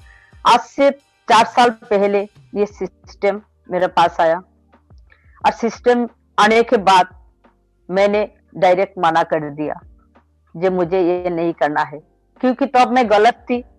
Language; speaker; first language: Hindi; non-native, local second language; Bangla